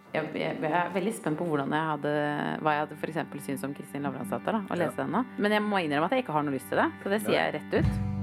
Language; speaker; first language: Norwegian; native; Norwegian